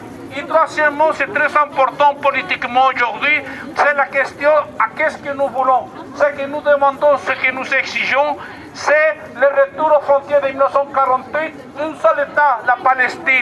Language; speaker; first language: French; non-native, fluent; Spanish